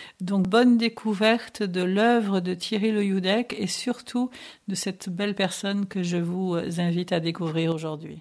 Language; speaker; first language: French; native; French